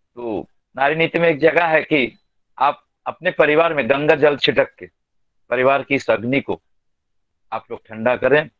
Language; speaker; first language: Hindi; non-native, local second language; Bangla